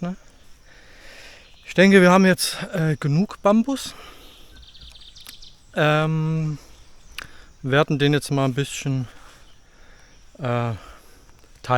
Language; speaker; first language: German; native; German